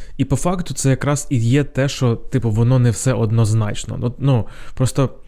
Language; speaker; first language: Ukrainian; non-native, local second language; Russian